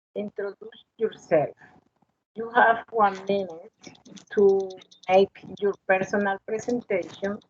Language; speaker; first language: English; non-native, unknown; Spanish